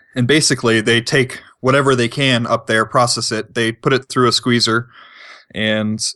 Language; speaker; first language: English; native; English